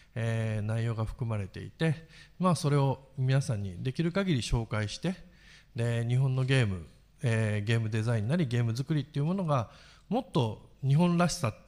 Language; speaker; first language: Japanese; native; Japanese